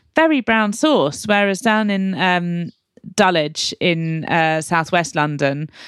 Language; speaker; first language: English; native; English